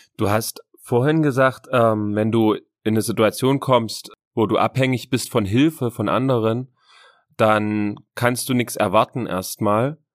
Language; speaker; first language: German; native; German